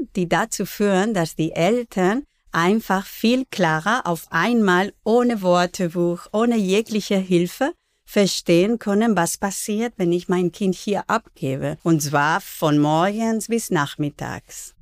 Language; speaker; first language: German; non-native, fluent; Spanish